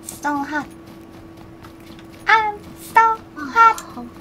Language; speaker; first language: English; non-native, learner; Korean